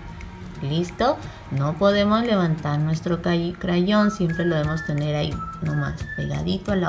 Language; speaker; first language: Spanish; native; Spanish